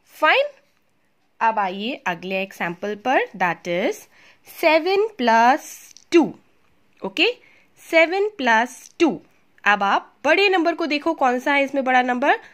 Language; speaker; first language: Hindi; native; Hindi